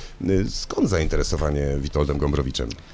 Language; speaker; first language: Polish; native; Polish